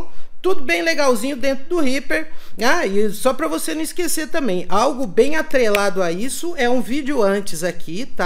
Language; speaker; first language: Portuguese; native; Portuguese